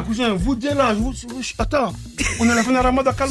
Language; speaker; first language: French; early bilingual, other home language; Soninke